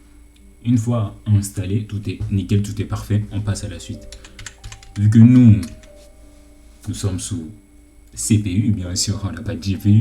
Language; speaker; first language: French; native; French